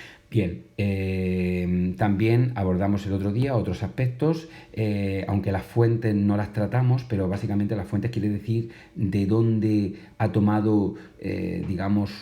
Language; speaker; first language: Spanish; native; Spanish